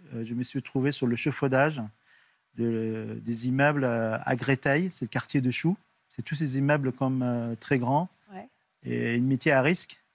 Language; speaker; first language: French; non-native, fluent; Arabic